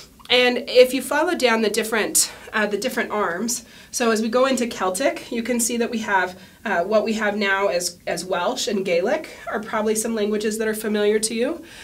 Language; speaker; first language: English; native; English